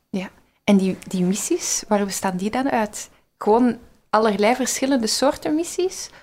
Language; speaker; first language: Dutch; native; Dutch